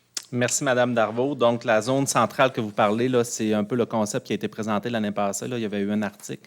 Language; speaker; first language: French; native; French